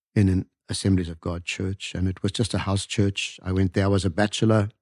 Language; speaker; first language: English; native; English